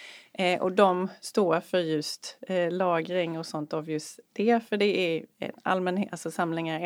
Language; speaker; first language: Swedish; non-native, fluent; English